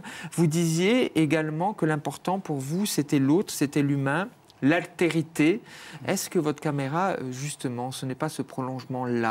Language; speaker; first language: French; native; French